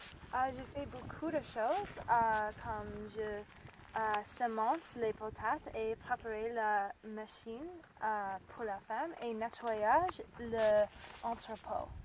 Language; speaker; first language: French; non-native, learner; English